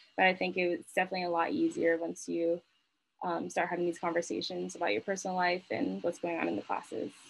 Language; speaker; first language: English; native; English